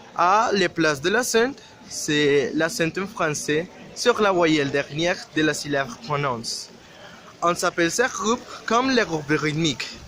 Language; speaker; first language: French; non-native, learner; Spanish